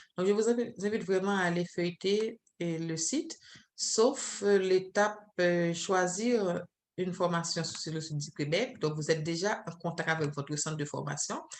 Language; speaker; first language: French; non-native, local second language; Haitian Creole